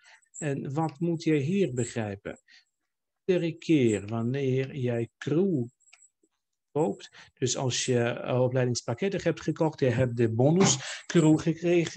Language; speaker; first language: Dutch; non-native, fluent; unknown